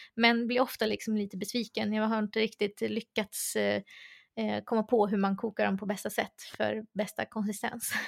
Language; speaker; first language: Swedish; native; Swedish